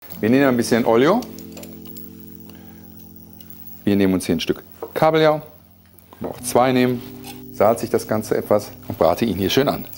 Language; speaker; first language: German; native; German